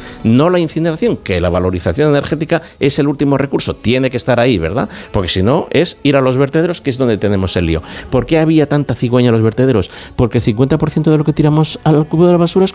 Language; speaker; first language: Spanish; native; Spanish